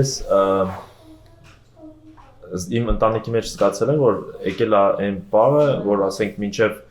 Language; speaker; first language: Armenian; early bilingual, heritage; Russian